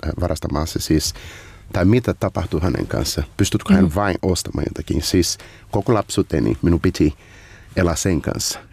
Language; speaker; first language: Finnish; non-native, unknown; Portuguese